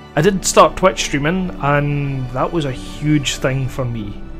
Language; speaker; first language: English; native; English